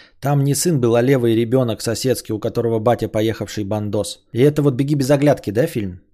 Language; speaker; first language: Russian; native; Russian